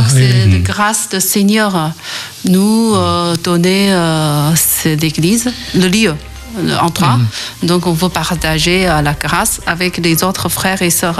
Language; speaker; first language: French; non-native, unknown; Chinese